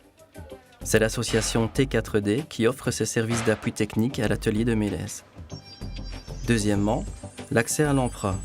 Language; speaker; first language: French; native; French